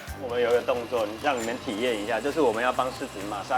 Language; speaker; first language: Chinese; native; Chinese